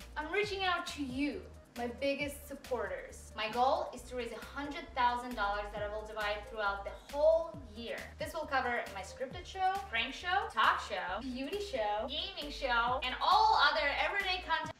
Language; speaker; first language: English; non-native, fluent; Russian